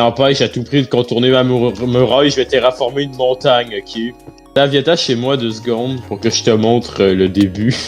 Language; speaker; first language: French; native; French